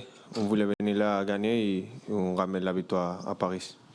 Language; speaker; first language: French; non-native, learner; Spanish